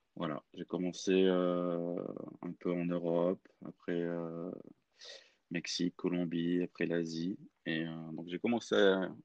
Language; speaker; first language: French; native; French